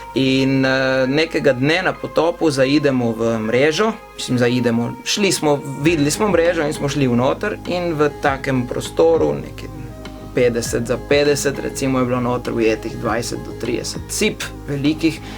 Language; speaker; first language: Slovenian; native; Slovenian